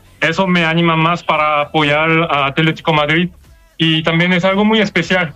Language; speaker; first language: Spanish; non-native, fluent; Korean